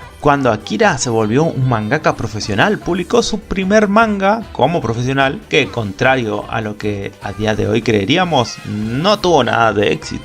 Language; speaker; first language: Spanish; native; Spanish